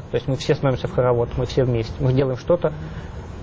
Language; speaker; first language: Russian; native; Russian